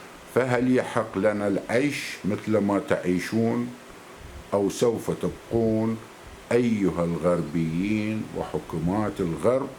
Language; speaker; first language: Arabic; native; Arabic